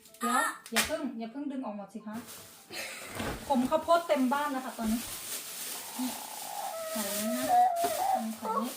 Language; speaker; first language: Thai; native; Thai